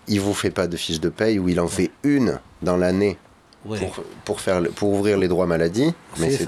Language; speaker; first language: French; native; French